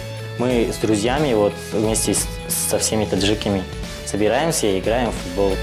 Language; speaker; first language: Russian; non-native, learner; Tajik